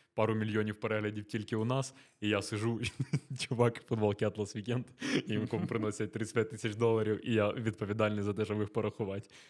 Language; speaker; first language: Ukrainian; native; Ukrainian